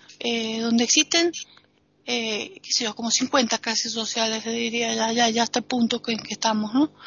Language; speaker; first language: Spanish; native; Spanish